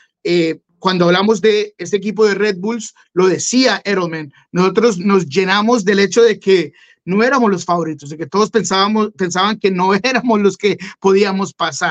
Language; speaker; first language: Spanish; native; Spanish